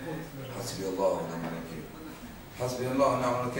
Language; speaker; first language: Arabic; native; Arabic